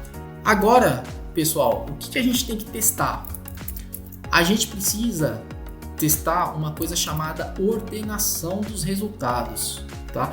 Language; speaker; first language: Portuguese; native; Portuguese